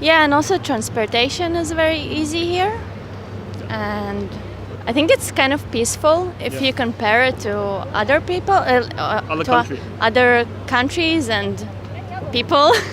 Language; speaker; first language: English; non-native, fluent; Hebrew